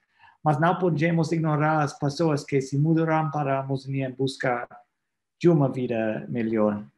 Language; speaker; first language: Portuguese; non-native, fluent; English